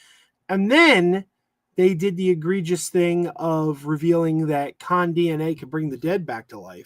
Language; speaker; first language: English; native; English